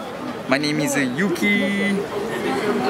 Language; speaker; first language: English; non-native, learner; Japanese